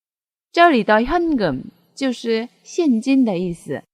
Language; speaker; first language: Chinese; non-native, fluent; Korean